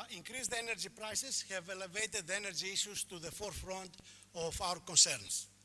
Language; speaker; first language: English; non-native, fluent; Greek